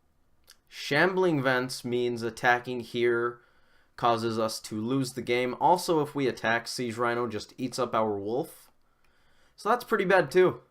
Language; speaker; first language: English; native; English